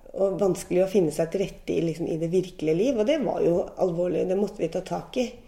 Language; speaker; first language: Norwegian; native; Norwegian